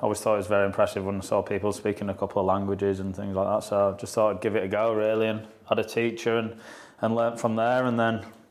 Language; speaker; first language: English; native; English